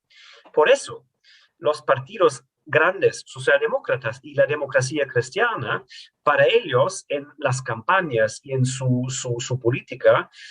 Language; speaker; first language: Spanish; non-native, fluent; German